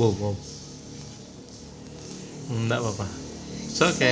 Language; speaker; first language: English; non-native, fluent; Indonesian